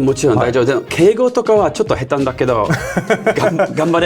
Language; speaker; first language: Japanese; non-native, learner; English